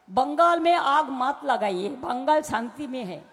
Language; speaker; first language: Hindi; non-native, local second language; Bangla